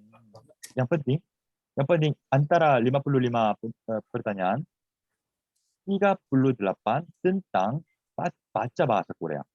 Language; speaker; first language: Indonesian; non-native, fluent; Korean